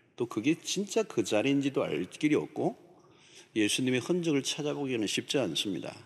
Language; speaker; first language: Korean; native; Korean